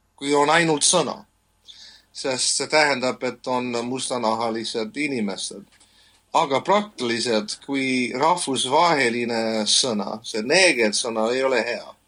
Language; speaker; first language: Estonian; non-native, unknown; English